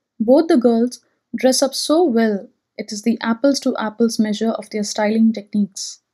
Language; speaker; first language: English; non-native, local second language; Telugu